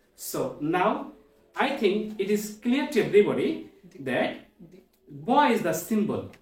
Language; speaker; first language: English; non-native, local second language; Bangla